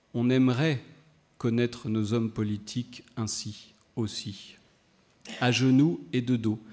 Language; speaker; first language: French; native; French